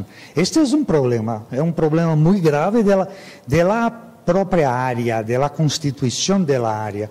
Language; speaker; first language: Spanish; non-native, fluent; Portuguese